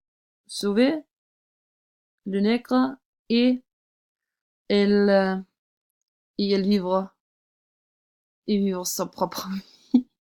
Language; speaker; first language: French; non-native, learner; English